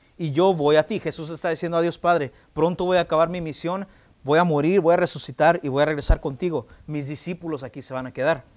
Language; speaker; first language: Spanish; early bilingual, heritage; Spanish